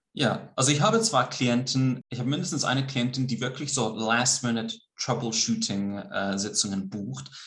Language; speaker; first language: German; early bilingual, heritage; Swiss German